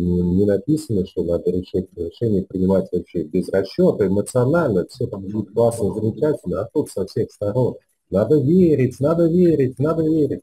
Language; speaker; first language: Russian; native; Russian